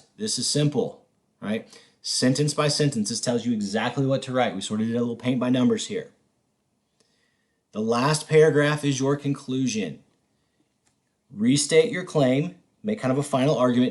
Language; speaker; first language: English; native; English